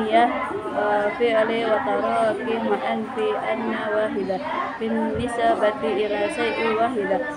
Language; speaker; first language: Arabic; non-native, learner; Indonesian